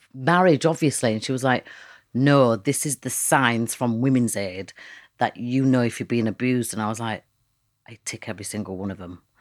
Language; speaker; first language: English; native; English